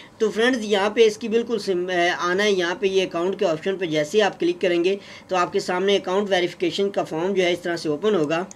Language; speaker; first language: Urdu; native; Urdu